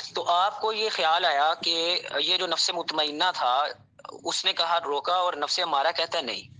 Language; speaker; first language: Urdu; non-native, local second language; Punjabi